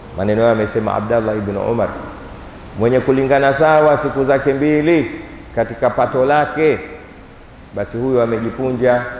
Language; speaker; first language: Swahili; native; Swahili